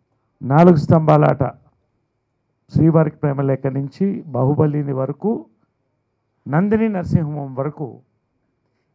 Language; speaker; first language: Telugu; native; Telugu